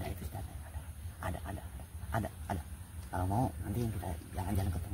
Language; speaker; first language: Indonesian; native; Indonesian